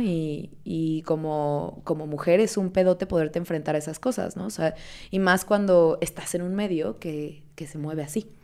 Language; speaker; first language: Spanish; native; Spanish